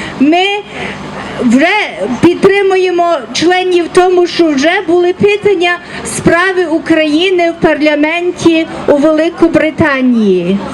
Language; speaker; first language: Ukrainian; early bilingual, heritage; Ukrainian